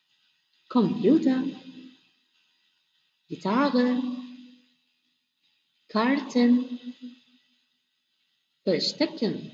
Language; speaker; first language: German; non-native, fluent; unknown